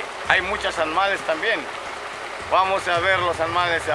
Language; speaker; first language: Spanish; non-native, learner; Swahili